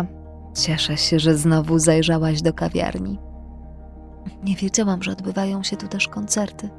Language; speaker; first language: Polish; native; Polish